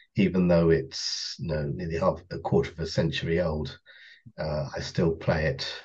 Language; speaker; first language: English; native; English